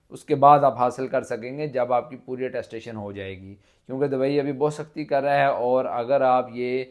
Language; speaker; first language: Urdu; non-native, local second language; Punjabi